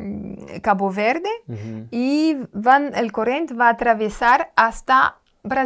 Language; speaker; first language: Spanish; non-native, learner; French